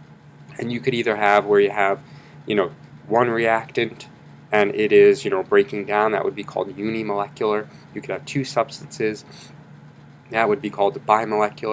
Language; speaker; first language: English; native; English